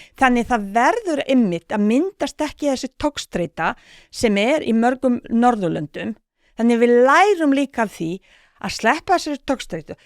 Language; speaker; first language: Icelandic; non-native, fluent; Bosnian